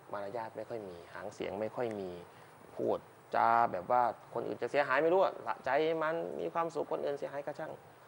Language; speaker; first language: Thai; native; Thai